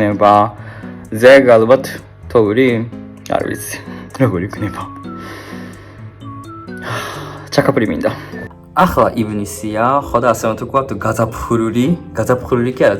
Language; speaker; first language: Georgian; non-native, fluent; Japanese